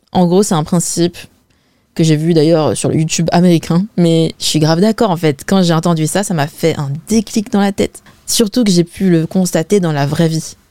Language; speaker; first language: French; early bilingual, other home language; Wu Chinese